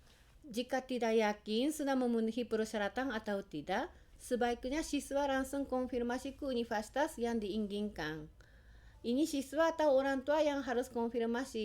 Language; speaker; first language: Indonesian; non-native, fluent; Japanese